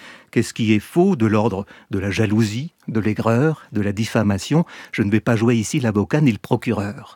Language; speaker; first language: French; native; French